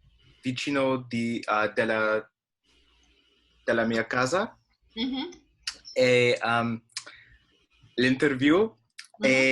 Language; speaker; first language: Italian; non-native, learner; English